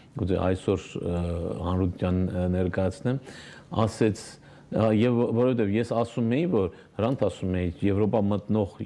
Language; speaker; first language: Armenian; native; Armenian